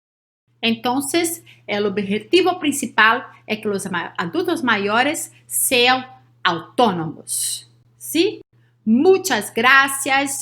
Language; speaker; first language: Spanish; non-native, learner; Portuguese